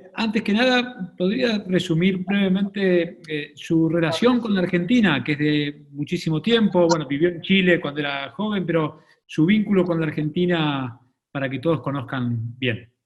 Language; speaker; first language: Spanish; native; Spanish